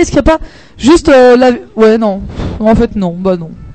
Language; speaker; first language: French; native; French